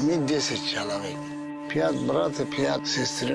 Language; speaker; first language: Russian; non-native, learner; Tajik